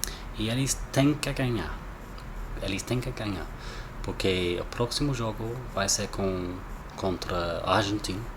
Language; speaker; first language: Portuguese; non-native, learner; English